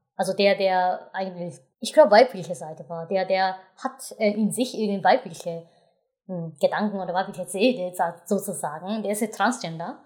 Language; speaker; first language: German; non-native, fluent; Japanese